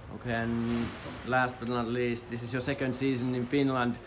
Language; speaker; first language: English; non-native, fluent; Finnish